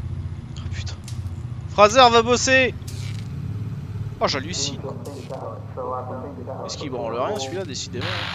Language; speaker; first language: French; native; French